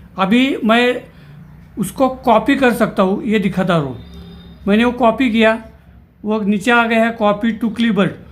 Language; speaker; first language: Hindi; non-native, local second language; Marathi